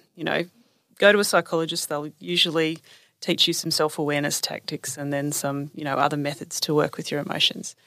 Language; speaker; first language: English; native; English